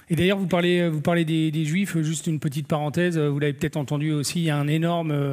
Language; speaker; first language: French; native; French